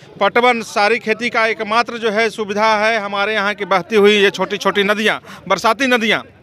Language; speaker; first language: Hindi; native; Hindi